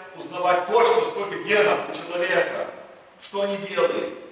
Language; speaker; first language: Russian; early bilingual, heritage; Russian